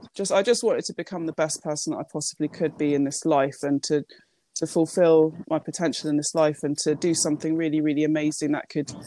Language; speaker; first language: English; early bilingual, other home language; Japanese